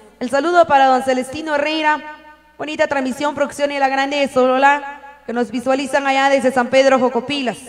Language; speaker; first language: Spanish; native; Spanish